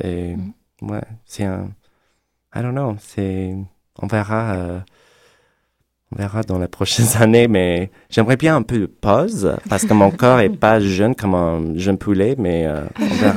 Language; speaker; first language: French; non-native, fluent; English